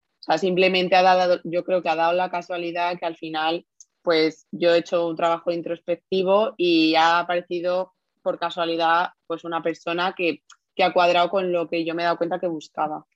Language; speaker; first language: Spanish; native; Spanish